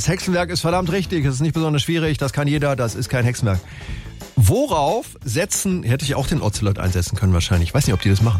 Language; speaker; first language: German; native; German